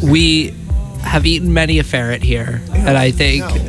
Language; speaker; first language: English; native; English